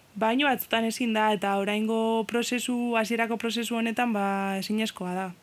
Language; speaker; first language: Basque; non-native, fluent; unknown